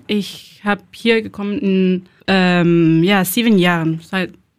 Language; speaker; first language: German; non-native, learner; Spanish